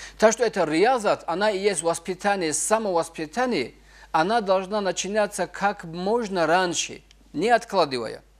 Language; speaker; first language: Russian; non-native, local second language; Avaric